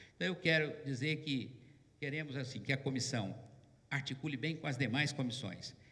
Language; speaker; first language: Portuguese; native; Portuguese